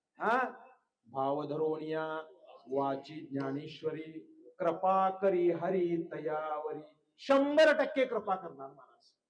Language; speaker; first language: Marathi; non-native, local second language; Kannada